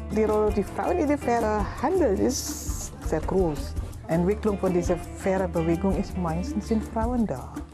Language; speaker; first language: German; non-native, learner; Indonesian